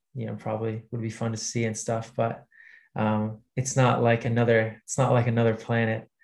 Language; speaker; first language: English; native; English